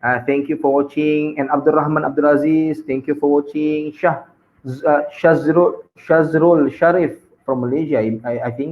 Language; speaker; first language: English; non-native, local second language; Malay